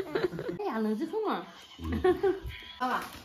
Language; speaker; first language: Chinese; native; Chinese